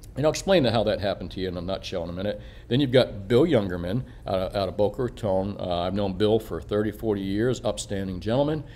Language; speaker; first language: English; native; English